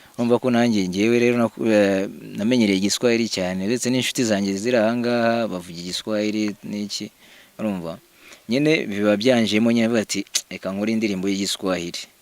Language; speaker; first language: Kinyarwanda; early bilingual, heritage; Kinyarwanda